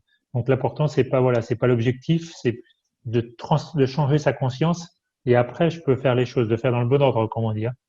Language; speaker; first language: French; native; French